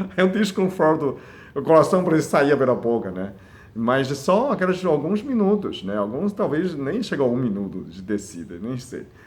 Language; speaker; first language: Portuguese; non-native, fluent; Chinese